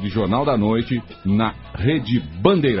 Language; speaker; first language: Portuguese; native; Portuguese